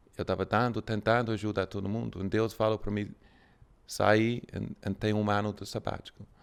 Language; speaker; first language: Portuguese; non-native, fluent; English